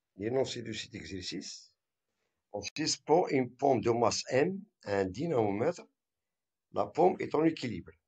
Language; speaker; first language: French; non-native, local second language; Arabic